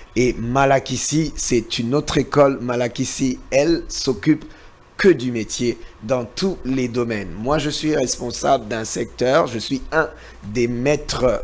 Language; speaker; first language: French; non-native, local second language; Lingala